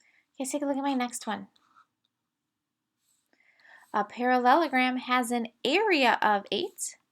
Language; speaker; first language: English; native; English